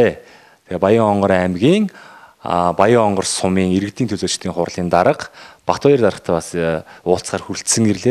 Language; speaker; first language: Mongolian; native; Mongolian